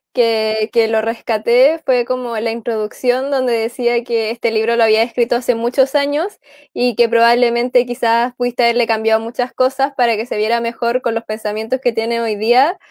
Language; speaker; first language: Spanish; native; Spanish